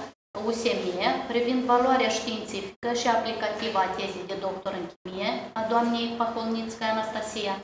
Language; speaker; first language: Romanian; native; Romanian